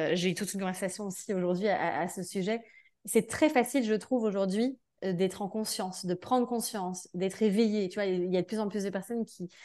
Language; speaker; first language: French; native; French